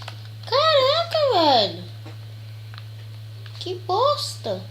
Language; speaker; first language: Portuguese; native; Portuguese